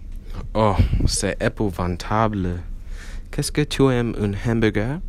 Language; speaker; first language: French; non-native, learner; English